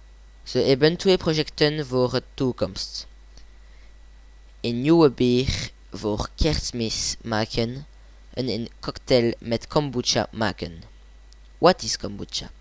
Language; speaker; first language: Dutch; non-native, learner; French